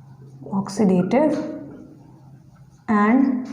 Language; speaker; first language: English; non-native, local second language; Hindi